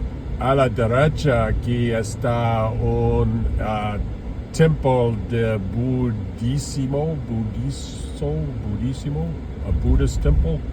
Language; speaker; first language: Spanish; non-native, learner; English